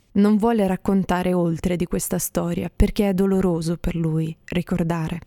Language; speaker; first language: Italian; native; Italian